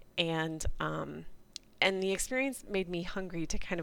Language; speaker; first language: English; native; English